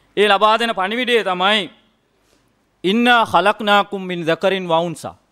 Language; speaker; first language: Sinhala; non-native, local second language; Tamil